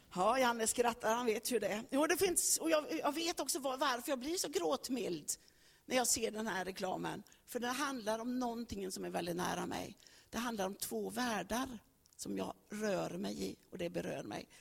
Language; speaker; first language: Swedish; native; Swedish